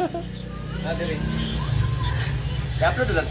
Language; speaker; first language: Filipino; non-native, local second language; Cebuano